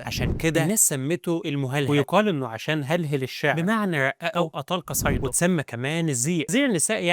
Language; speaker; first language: Arabic; native; Arabic